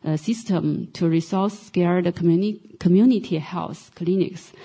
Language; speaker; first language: English; non-native, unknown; Chinese